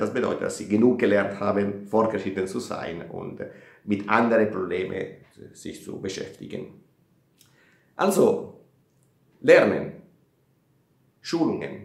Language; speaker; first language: German; non-native, fluent; Italian